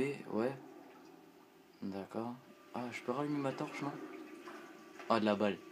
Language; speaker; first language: French; native; French